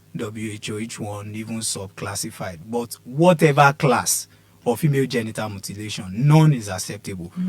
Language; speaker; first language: English; non-native, local second language; Yoruba